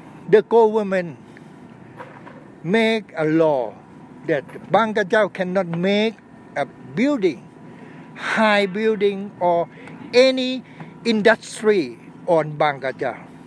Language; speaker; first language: English; non-native, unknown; Thai